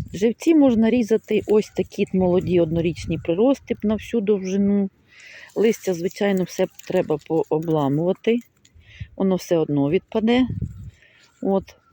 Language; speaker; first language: Ukrainian; native; Ukrainian